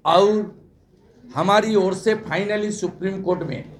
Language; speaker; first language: Hindi; non-native, local second language; Bangla